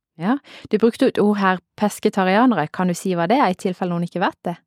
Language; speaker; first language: Norwegian; native; Norwegian